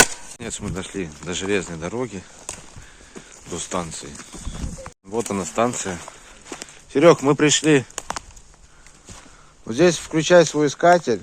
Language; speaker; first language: Russian; native; Russian